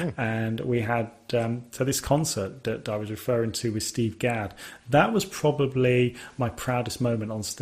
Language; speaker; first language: English; native; English